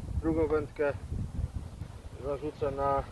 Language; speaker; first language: Polish; native; Polish